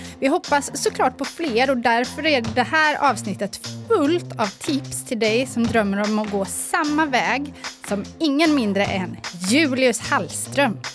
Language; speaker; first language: Swedish; native; Swedish